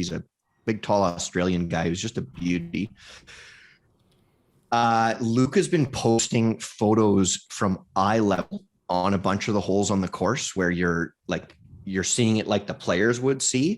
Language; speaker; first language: English; native; English